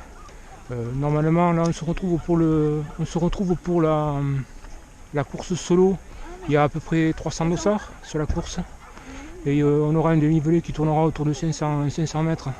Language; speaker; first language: French; native; French